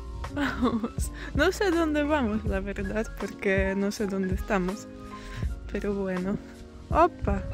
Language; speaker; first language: Spanish; non-native, fluent; Polish